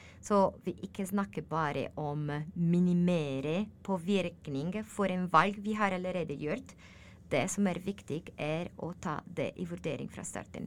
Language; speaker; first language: Norwegian; non-native, learner; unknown